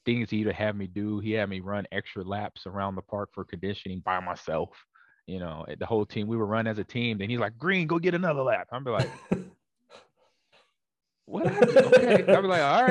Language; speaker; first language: English; native; English